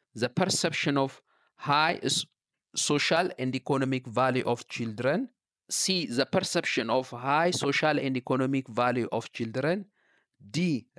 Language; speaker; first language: English; non-native, local second language; Amharic